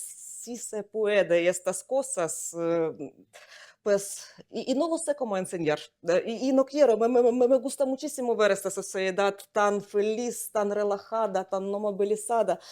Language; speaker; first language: Spanish; non-native, fluent; Ukrainian